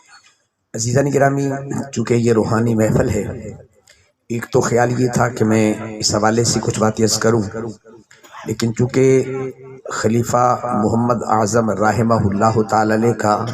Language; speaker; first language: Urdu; non-native, local second language; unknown